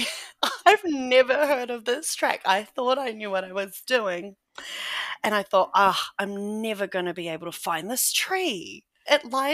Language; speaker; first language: English; native; English